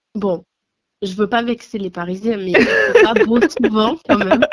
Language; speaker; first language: French; native; French